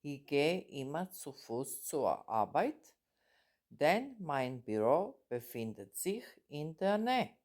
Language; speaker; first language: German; non-native, fluent; Serbian